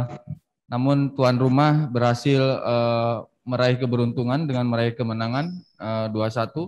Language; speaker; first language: Indonesian; native; Indonesian